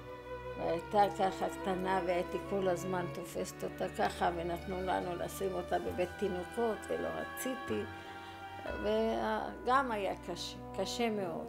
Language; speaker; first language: Hebrew; non-native, fluent; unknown